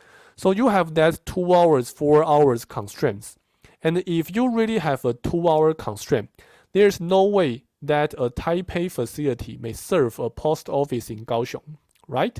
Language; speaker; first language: English; non-native, fluent; Chinese